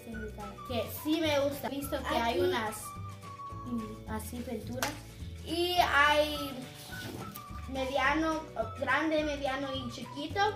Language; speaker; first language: Spanish; early bilingual, heritage; Spanish